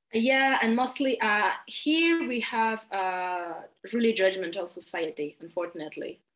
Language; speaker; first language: English; non-native, fluent; Malagasy